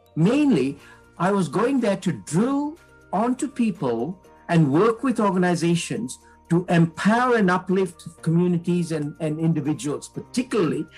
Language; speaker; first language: English; non-native, local second language; Tamil